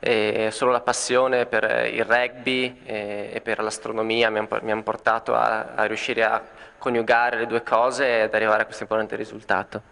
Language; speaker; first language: Italian; native; Italian